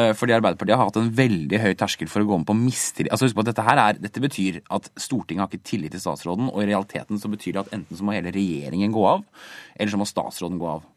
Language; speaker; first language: Norwegian; native; Norwegian